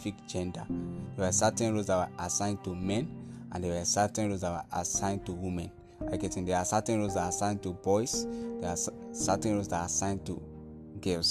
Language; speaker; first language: English; non-native, local second language; Yoruba